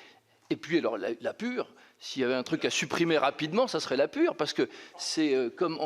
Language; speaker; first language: French; native; French